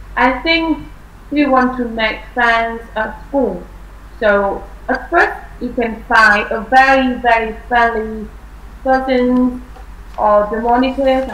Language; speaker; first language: English; non-native, fluent; Vietnamese